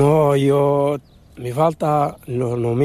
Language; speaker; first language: Spanish; non-native, learner; Arabic